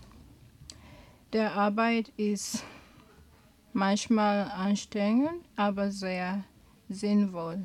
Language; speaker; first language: German; non-native, learner; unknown